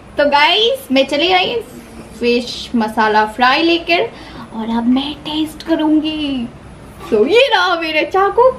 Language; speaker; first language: Hindi; non-native, local second language; Bangla